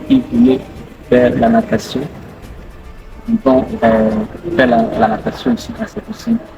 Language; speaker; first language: French; non-native, local second language; Rundi